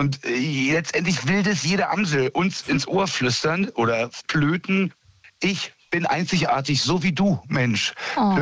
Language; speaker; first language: German; native; German